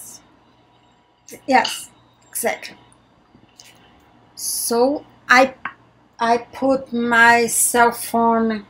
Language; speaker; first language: English; non-native, learner; Portuguese